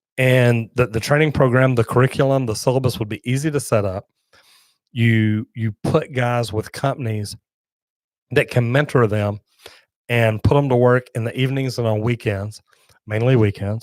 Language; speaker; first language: English; native; English